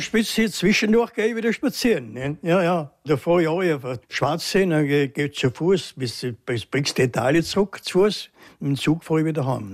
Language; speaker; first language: German; native; German